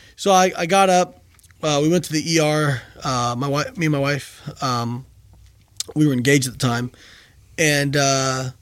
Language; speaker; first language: English; native; English